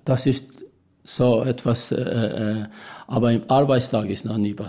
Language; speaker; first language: German; non-native, learner; Albanian